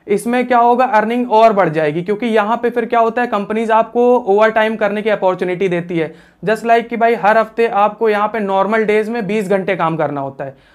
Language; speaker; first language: Hindi; native; Hindi